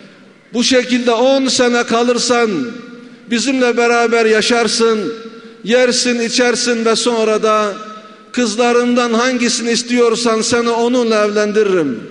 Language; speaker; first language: Turkish; native; Turkish